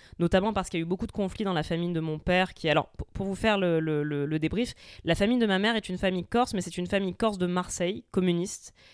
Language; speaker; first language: French; native; French